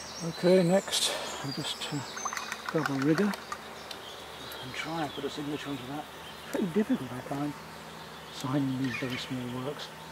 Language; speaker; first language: English; native; English